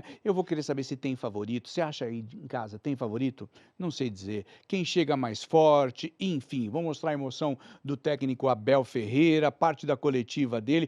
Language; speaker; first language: Portuguese; native; Portuguese